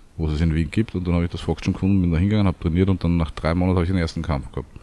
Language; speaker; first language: German; native; German